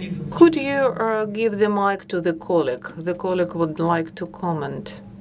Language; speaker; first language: English; non-native, fluent; Russian